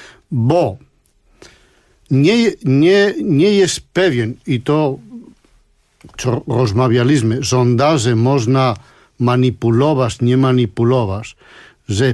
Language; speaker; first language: Polish; non-native, fluent; Spanish